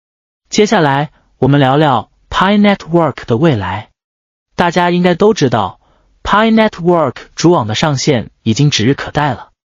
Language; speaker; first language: Chinese; native; Chinese